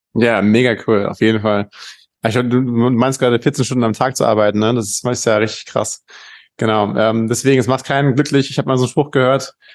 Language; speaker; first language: German; native; German